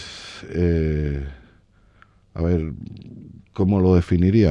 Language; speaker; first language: Spanish; native; Spanish